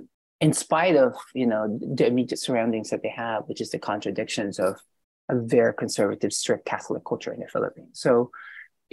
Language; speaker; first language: English; non-native, local second language; Filipino